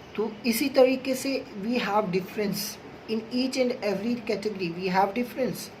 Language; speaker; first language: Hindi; native; Hindi